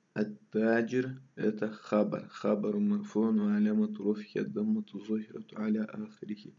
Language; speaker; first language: Arabic; non-native, fluent; Russian